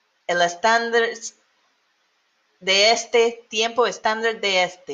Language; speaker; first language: Spanish; non-native, learner; English